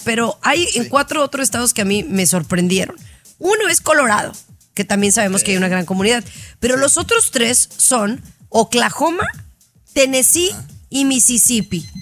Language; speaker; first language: Spanish; native; Spanish